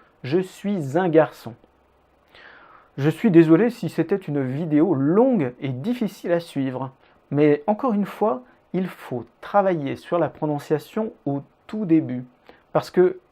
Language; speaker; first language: French; native; French